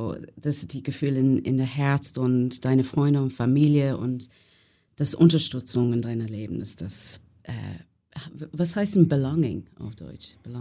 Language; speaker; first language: German; non-native, learner; English